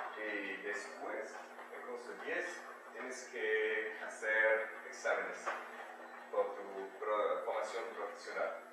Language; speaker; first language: Spanish; non-native, learner; German